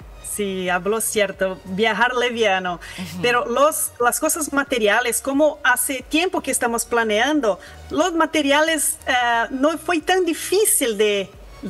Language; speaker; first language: Spanish; non-native, learner; Portuguese